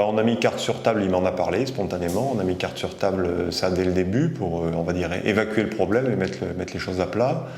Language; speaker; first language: French; native; French